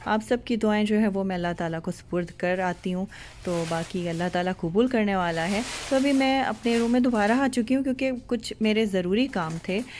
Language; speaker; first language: Hindi; native; Hindi